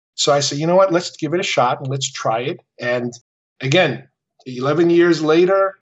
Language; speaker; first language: English; early bilingual, other home language; Spanish